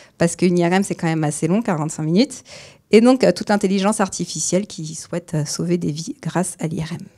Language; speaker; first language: French; native; French